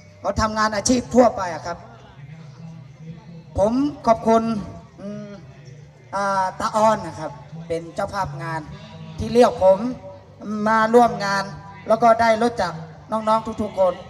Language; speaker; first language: Thai; non-native, fluent; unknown